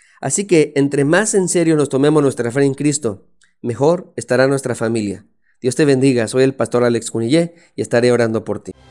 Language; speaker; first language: Spanish; native; Spanish